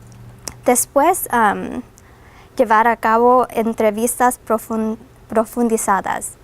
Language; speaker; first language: Spanish; non-native, fluent; English